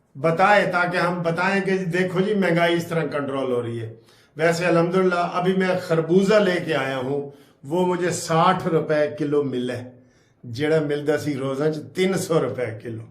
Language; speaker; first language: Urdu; non-native, local second language; Punjabi